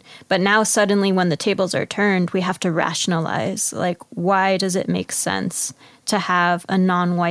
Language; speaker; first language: English; early bilingual, other home language; Spanish